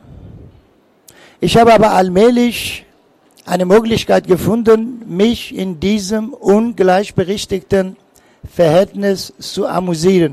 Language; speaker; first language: German; non-native, fluent; Persian